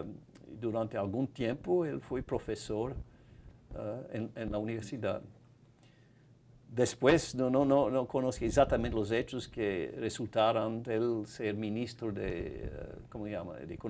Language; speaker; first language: Spanish; non-native, fluent; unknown